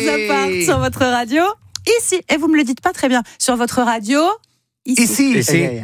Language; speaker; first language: French; native; French